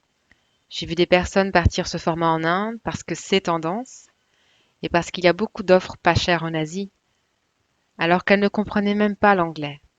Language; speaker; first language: French; native; French